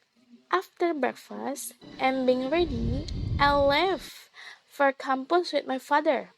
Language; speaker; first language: English; non-native, learner; Indonesian